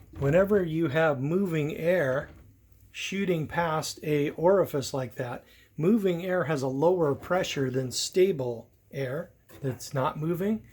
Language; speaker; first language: English; native; English